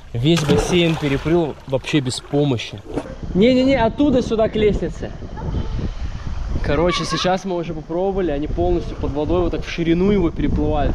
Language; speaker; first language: Russian; native; Russian